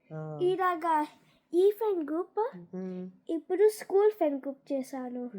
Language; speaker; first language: Telugu; early bilingual, heritage; Telugu